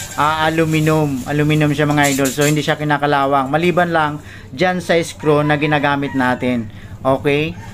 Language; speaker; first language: Filipino; native; Filipino